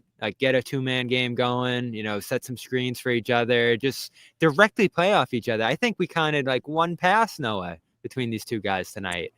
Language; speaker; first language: English; native; English